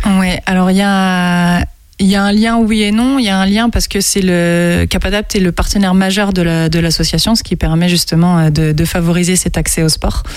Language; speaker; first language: French; native; French